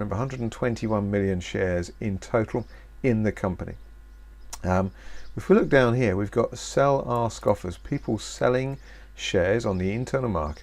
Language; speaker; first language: English; native; English